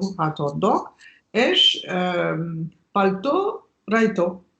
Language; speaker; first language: Hungarian; non-native, learner; French